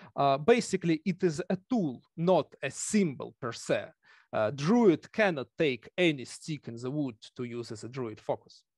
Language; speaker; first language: English; non-native, fluent; Russian